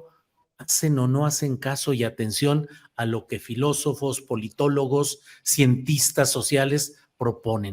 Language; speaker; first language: Spanish; native; Spanish